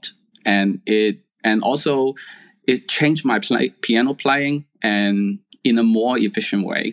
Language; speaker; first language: English; non-native, local second language; Cantonese